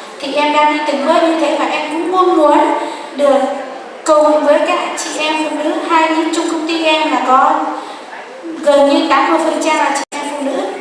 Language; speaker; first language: Vietnamese; non-native, local second language; Hmong